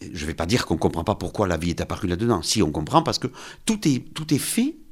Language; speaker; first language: French; native; French